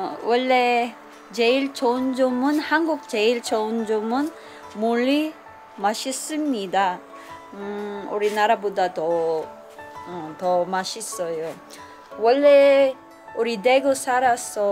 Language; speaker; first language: Korean; non-native, learner; Cebuano